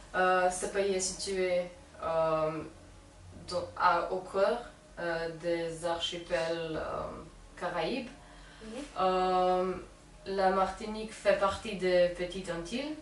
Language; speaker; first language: French; non-native, learner; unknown